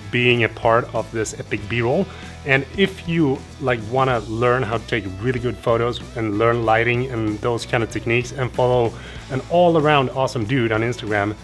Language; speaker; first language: English; non-native, fluent; Swedish